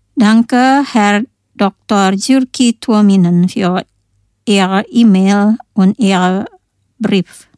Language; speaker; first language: German; non-native, fluent; Indonesian